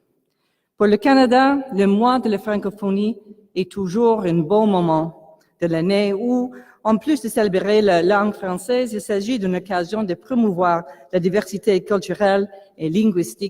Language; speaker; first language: French; non-native, local second language; English